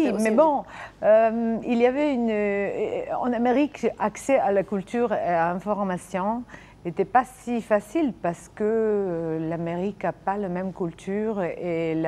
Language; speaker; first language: French; non-native, fluent; Serbian